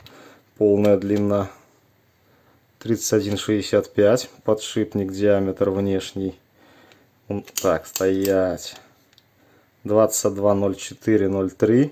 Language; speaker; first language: Russian; native; Russian